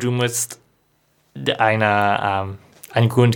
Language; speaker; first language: German; non-native, learner; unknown